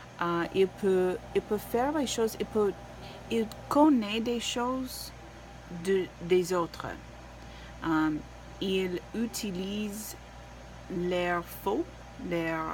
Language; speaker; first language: French; non-native, learner; English